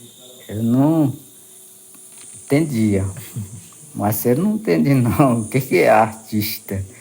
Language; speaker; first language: Portuguese; non-native, local second language; Yanomámi